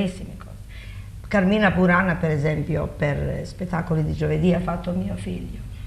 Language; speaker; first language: Italian; non-native, fluent; Serbian